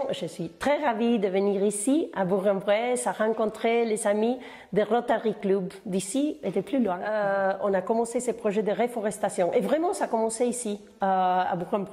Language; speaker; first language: French; non-native, fluent; Spanish